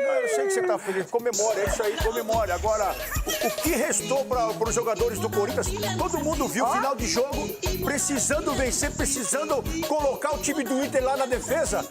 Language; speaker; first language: Portuguese; native; Portuguese